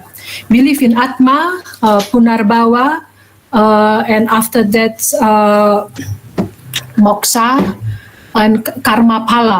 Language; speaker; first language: English; non-native, learner; Balinese